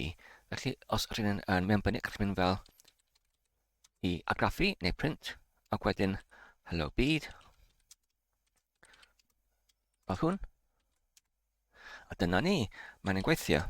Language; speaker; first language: Welsh; non-native, learner; Polish